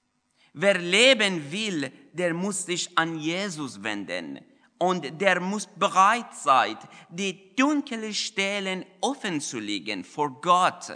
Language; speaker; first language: German; non-native, fluent; Persian